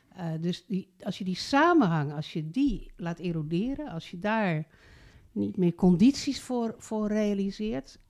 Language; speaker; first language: Dutch; native; Dutch